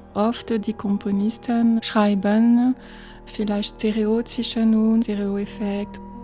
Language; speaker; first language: German; non-native, fluent; French